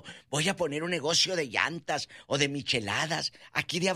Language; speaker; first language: Spanish; native; Spanish